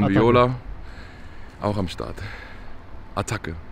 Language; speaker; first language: German; native; German